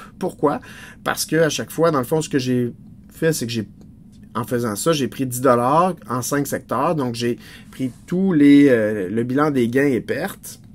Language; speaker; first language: French; native; French